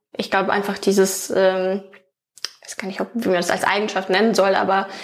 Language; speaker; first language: German; non-native, fluent; Ukrainian